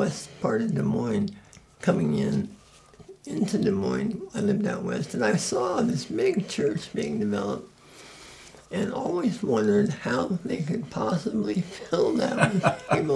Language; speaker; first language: English; native; English